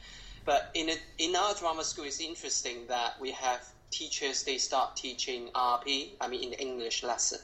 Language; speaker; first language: English; non-native, local second language; Cantonese